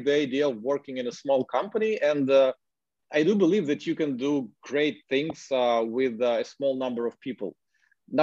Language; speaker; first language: English; non-native, fluent; Ukrainian